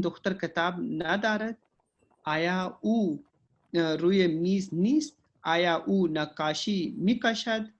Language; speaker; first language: Persian; non-native, learner; Urdu